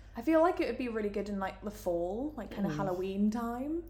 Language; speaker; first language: English; native; English